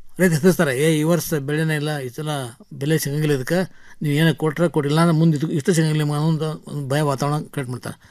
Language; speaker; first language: Kannada; native; Kannada